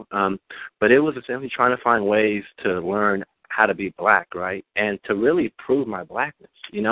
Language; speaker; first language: English; early bilingual, other home language; Spanish